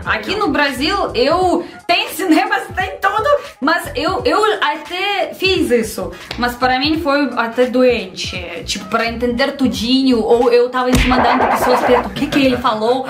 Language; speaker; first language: Portuguese; non-native, learner; Russian